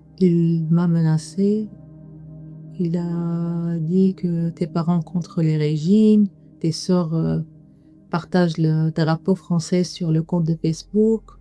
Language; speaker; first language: French; non-native, fluent; Arabic